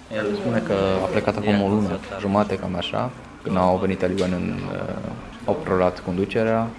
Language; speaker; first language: Romanian; non-native, fluent; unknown